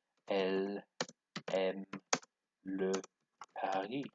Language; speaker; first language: French; non-native, learner; English